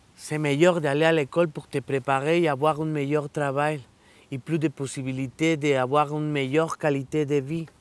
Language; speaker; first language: French; non-native, fluent; Spanish